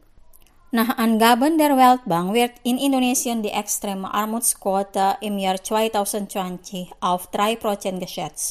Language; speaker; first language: German; non-native, fluent; Indonesian